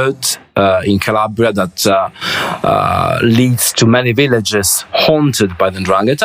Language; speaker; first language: English; non-native, fluent; Italian